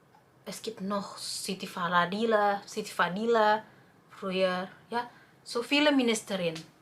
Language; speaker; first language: German; non-native, fluent; Indonesian